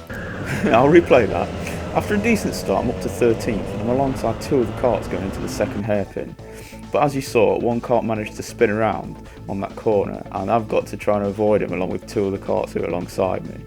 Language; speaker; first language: English; native; English